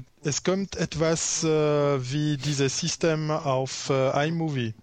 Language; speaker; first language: German; non-native, learner; French